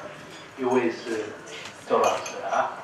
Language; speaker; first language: Chinese; non-native, fluent; Korean